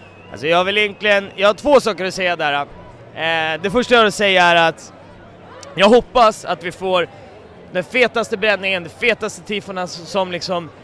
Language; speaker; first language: Swedish; native; Swedish